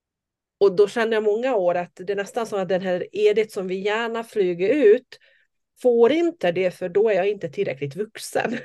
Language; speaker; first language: Swedish; non-native, fluent; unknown